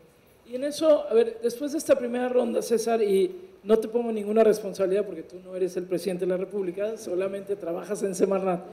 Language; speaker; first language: Spanish; native; Spanish